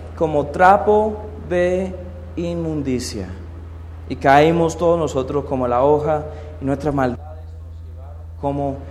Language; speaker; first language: Spanish; non-native, fluent; English